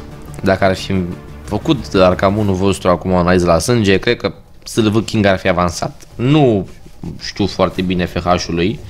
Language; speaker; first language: Romanian; native; Romanian